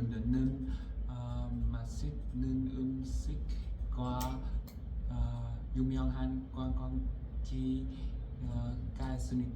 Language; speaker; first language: Korean; non-native, learner; Vietnamese